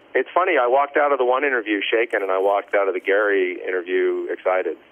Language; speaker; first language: English; native; English